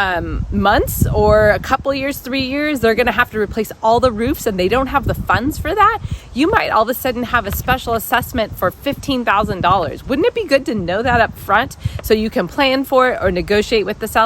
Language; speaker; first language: English; native; English